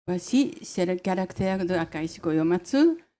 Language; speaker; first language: French; non-native, fluent; Japanese